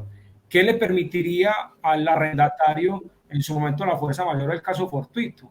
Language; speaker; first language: Spanish; native; Spanish